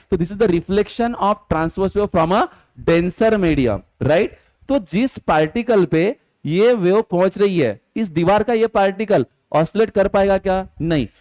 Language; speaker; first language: Hindi; non-native, local second language; Marathi